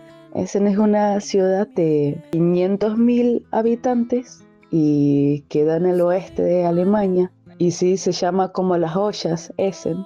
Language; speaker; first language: Spanish; non-native, fluent; German